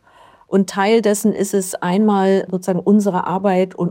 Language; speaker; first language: German; native; German